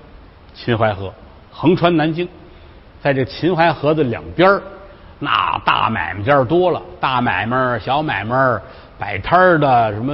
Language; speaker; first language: Chinese; native; Chinese